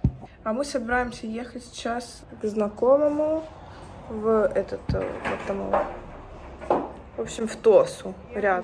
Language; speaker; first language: Russian; native; Russian